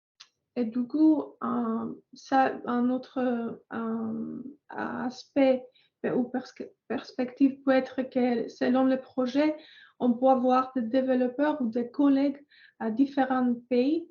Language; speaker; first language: French; non-native, fluent; Greek